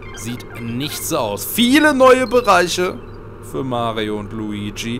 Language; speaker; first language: German; native; German